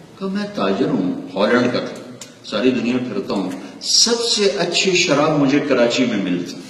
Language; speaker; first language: Urdu; non-native, local second language; Punjabi